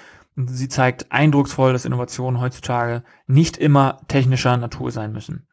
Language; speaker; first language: German; native; German